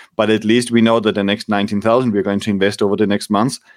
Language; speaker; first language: English; non-native, fluent; German